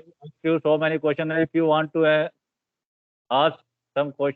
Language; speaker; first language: English; non-native, learner; Hindi